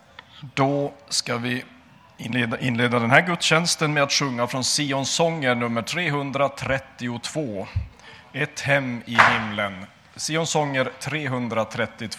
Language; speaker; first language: Swedish; native; Swedish